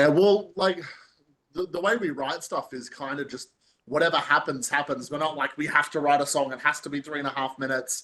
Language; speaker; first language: English; native; English